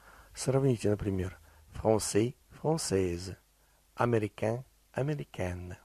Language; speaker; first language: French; non-native, fluent; Russian